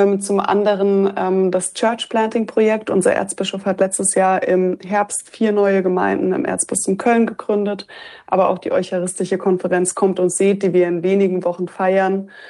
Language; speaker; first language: German; native; German